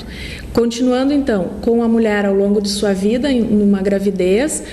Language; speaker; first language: Portuguese; native; Portuguese